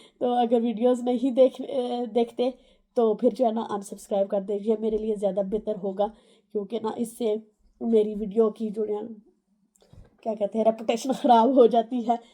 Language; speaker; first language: Urdu; non-native, local second language; Punjabi